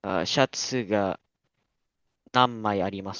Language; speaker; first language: Japanese; non-native, learner; Malay